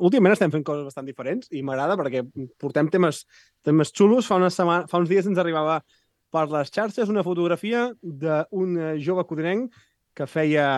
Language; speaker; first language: Catalan; native; Catalan